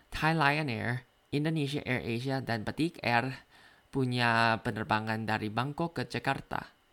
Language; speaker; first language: Indonesian; non-native, learner; Thai